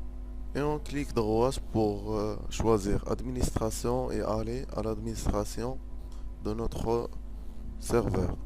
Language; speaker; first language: French; non-native, local second language; Arabic